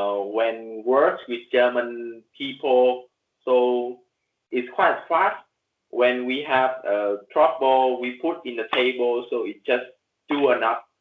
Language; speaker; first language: English; non-native, learner; Vietnamese